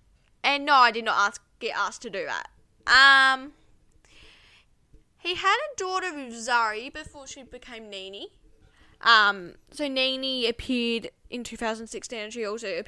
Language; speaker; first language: English; native; English